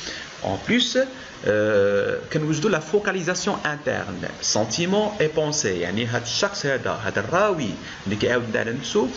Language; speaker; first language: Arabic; native; Arabic